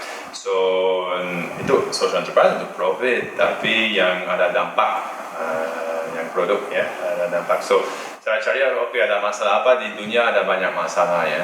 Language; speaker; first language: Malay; non-native, learner; Dutch